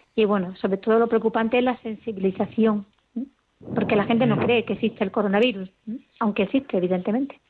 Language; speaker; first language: Spanish; native; Spanish